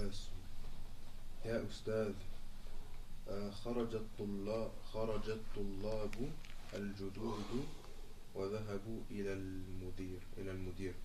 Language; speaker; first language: Arabic; non-native, learner; French